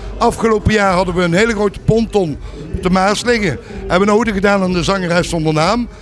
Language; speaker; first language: Dutch; native; Dutch